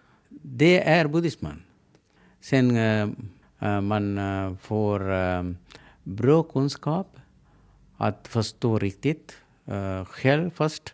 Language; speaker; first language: Swedish; non-native, learner; Sinhala